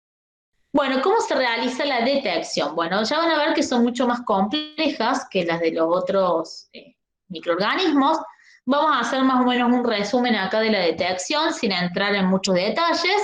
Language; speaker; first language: Spanish; native; Spanish